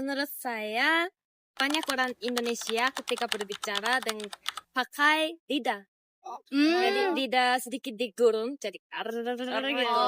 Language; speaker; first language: Indonesian; non-native, fluent; Japanese